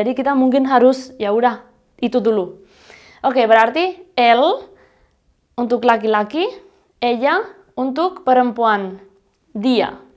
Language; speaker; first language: Indonesian; non-native, fluent; Spanish